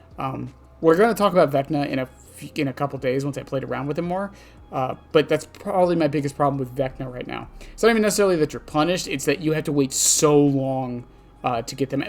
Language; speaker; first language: English; native; English